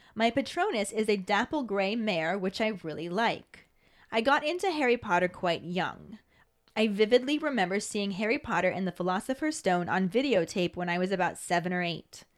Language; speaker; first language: English; native; English